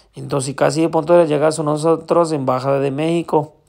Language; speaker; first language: Spanish; non-native, learner; Urdu